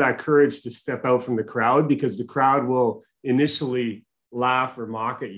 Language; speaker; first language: English; native; English